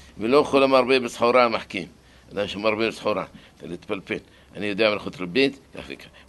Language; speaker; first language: Hebrew; non-native, fluent; Arabic